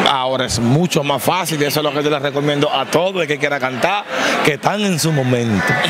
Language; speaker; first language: Spanish; native; Spanish